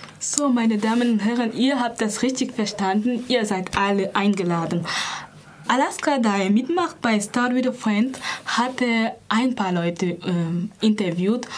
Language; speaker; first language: German; non-native, fluent; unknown